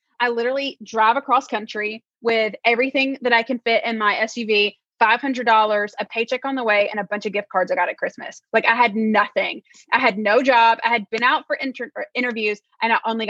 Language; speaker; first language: English; native; English